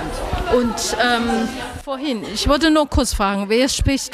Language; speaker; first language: German; non-native, learner; Chinese